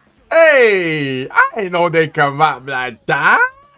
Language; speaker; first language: English; native; English